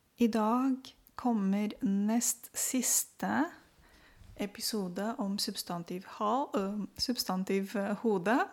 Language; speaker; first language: Norwegian; non-native, fluent; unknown